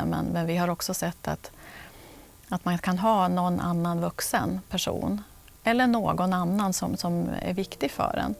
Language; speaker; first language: Swedish; native; Swedish